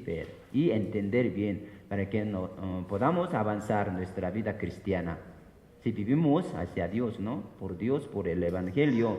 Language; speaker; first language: Spanish; non-native, fluent; Korean